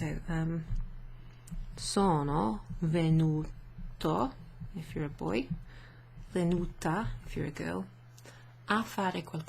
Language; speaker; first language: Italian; non-native, fluent; English